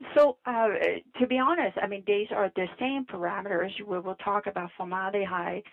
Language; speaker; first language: English; non-native, fluent; Vietnamese